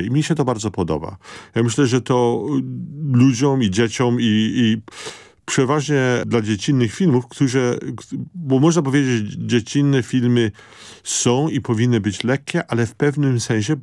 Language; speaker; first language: Polish; early bilingual, heritage; Polish